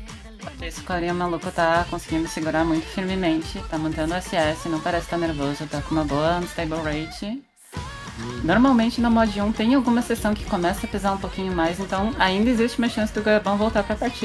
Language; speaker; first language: Portuguese; native; Portuguese